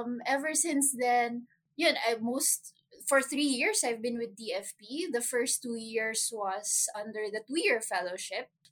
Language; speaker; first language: English; non-native, local second language; Cebuano